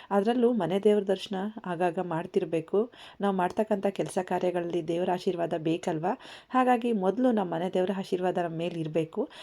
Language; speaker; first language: Kannada; native; Kannada